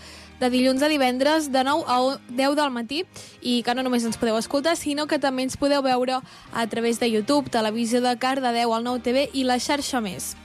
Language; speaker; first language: Catalan; native; Catalan